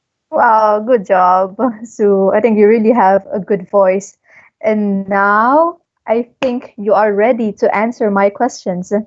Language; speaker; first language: English; non-native, local second language; Filipino